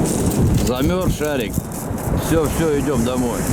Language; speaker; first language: Russian; native; Russian